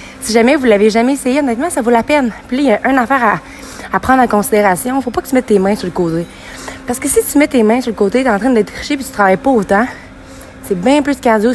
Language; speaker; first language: French; native; French